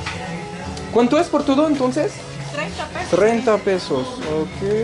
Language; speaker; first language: Spanish; non-native, learner; French